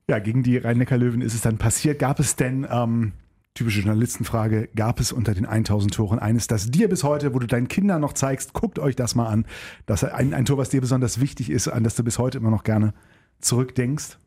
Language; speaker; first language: German; native; German